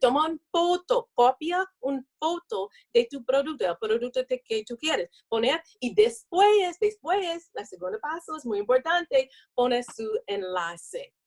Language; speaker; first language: Spanish; non-native, learner; English